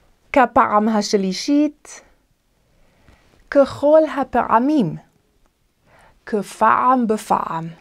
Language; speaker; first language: Hebrew; non-native, fluent; English